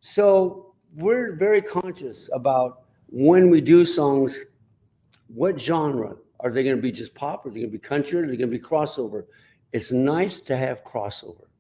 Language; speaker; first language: English; native; English